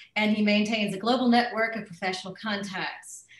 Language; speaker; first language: English; native; English